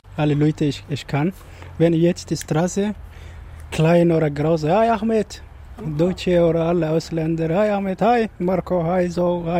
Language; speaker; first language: German; non-native, learner; Somali